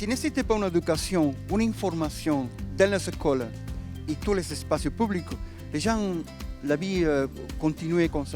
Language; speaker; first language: French; non-native, learner; Spanish